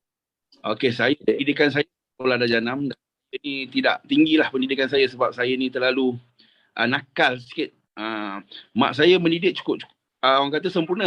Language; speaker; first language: Indonesian; non-native, local second language; Malay